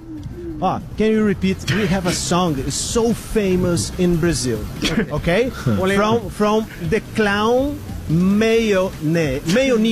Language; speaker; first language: English; non-native, learner; Portuguese